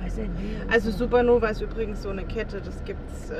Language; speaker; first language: German; native; German